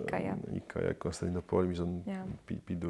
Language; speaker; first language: Estonian; non-native, fluent; Polish